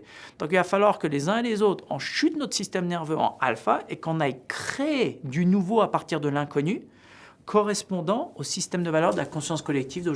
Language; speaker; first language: French; native; French